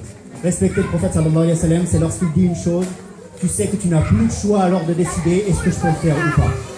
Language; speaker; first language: French; native; French